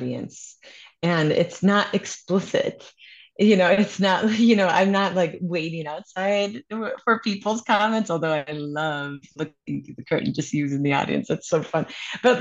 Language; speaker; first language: English; native; English